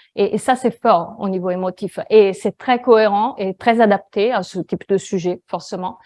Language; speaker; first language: French; non-native, fluent; Italian